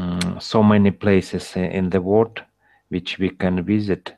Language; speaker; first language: English; non-native, learner; Russian